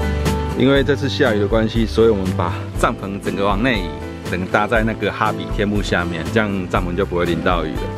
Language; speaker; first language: Chinese; native; Chinese